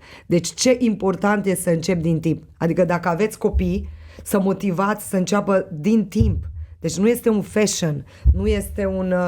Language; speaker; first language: Romanian; non-native, local second language; Hungarian